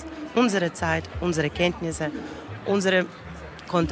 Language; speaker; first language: German; non-native, learner; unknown